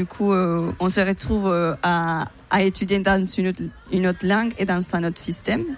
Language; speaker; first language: French; non-native, fluent; Spanish